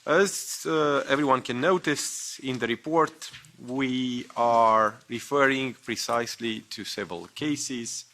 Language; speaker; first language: English; non-native, fluent; Romanian